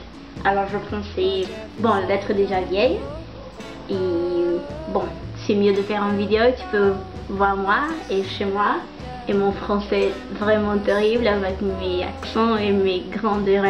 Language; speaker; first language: French; non-native, learner; Portuguese